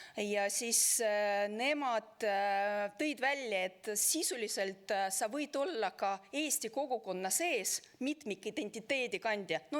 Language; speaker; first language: Estonian; non-native, local second language; Russian